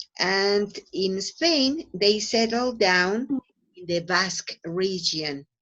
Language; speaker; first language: English; non-native, fluent; Spanish